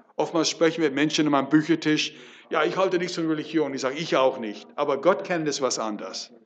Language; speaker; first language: German; non-native, fluent; English